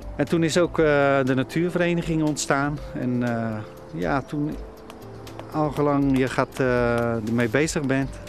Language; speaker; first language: Dutch; native; Dutch